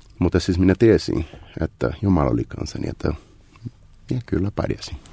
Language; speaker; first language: Finnish; non-native, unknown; Portuguese